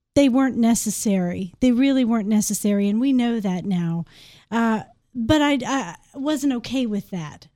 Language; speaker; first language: English; native; English